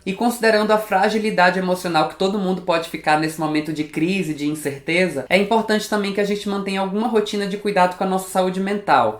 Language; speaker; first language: Portuguese; native; Portuguese